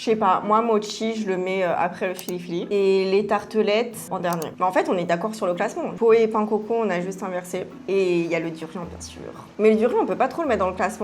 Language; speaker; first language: French; native; French